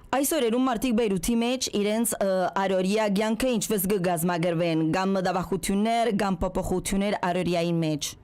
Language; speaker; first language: Armenian; early bilingual, heritage; Armenian